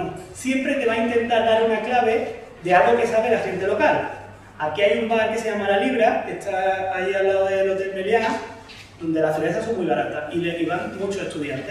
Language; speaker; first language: Spanish; native; Spanish